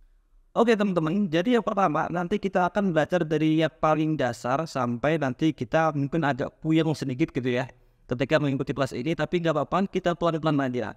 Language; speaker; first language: Indonesian; native; Indonesian